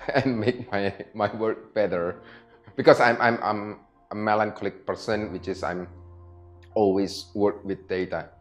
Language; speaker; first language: English; non-native, fluent; Indonesian